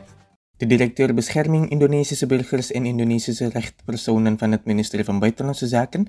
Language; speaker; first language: Dutch; non-native, fluent; Indonesian